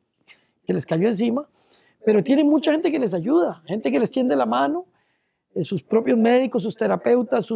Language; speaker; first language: Spanish; native; Spanish